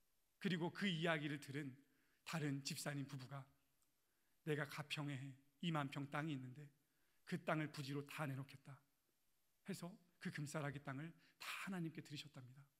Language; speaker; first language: Korean; native; Korean